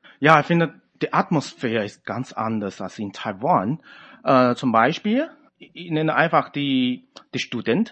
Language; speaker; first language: German; non-native, fluent; Chinese